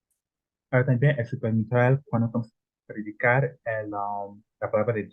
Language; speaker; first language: Spanish; non-native, learner; Italian